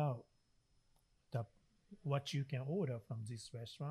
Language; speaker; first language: English; non-native, learner; Japanese